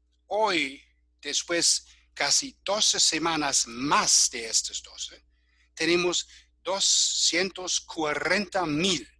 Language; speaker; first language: Spanish; non-native, fluent; German